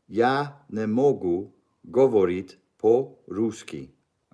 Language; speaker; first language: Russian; non-native, learner; English